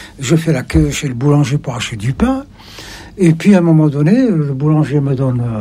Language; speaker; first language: French; non-native, local second language; Arabic